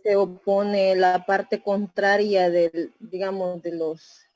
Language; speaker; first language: Spanish; native; Spanish